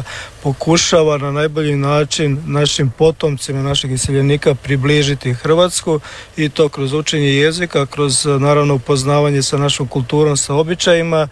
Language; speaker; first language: Serbian; native; Serbian